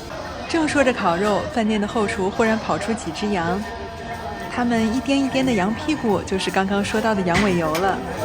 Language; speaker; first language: Chinese; native; Chinese